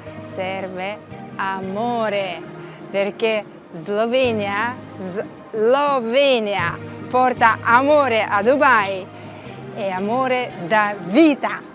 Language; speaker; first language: Italian; non-native, fluent; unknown